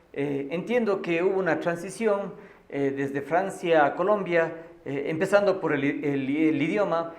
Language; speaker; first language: Spanish; native; Spanish